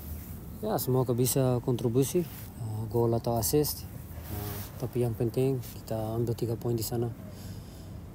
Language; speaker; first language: Indonesian; non-native, fluent; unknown